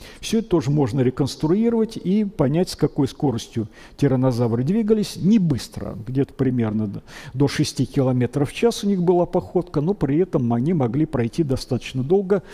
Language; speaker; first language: Russian; native; Russian